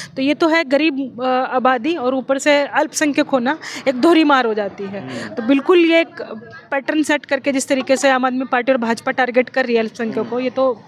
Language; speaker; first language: Hindi; native; Hindi